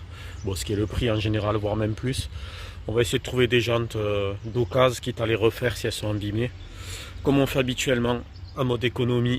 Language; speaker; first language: French; native; French